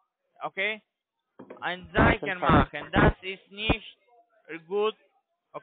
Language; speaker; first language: German; non-native, learner; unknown